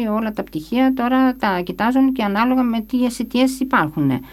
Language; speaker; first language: Greek; early bilingual, other home language; English